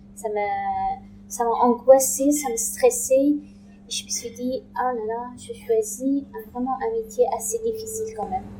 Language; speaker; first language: French; non-native, learner; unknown